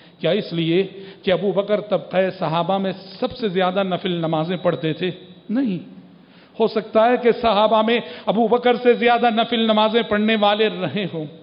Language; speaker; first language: Urdu; native; Urdu